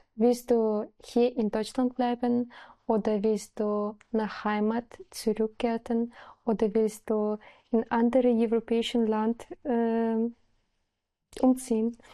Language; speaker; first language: German; non-native, learner; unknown